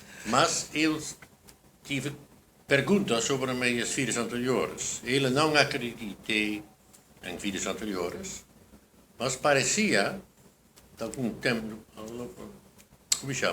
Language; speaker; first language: Portuguese; non-native, fluent; Dutch